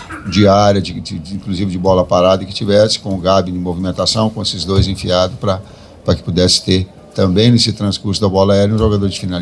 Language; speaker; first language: Portuguese; native; Portuguese